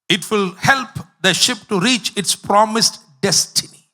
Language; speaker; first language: English; non-native, local second language; Tamil